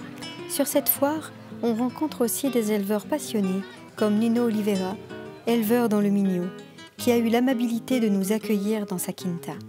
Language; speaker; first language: French; native; French